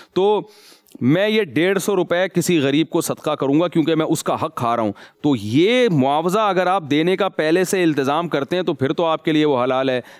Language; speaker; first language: Urdu; native; Urdu